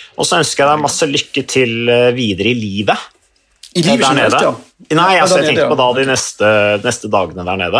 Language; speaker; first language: Norwegian; native; Norwegian